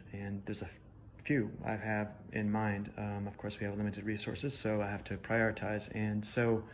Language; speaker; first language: English; native; English